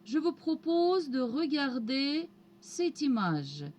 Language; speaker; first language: French; non-native, fluent; Russian